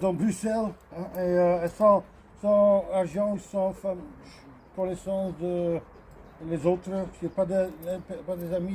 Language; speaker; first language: French; non-native, learner; Dutch